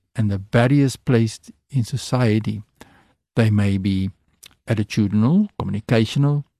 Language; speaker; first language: English; non-native, local second language; Afrikaans